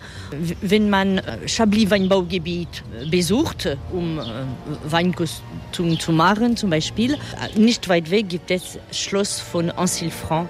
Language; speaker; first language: German; non-native, fluent; French